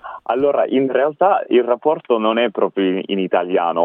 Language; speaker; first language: Italian; non-native, fluent; English